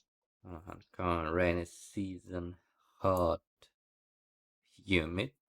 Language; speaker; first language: English; non-native, learner; Ukrainian